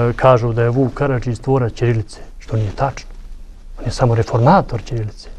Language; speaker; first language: Serbian; native; Serbian